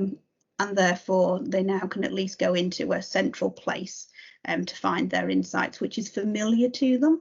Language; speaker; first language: English; native; English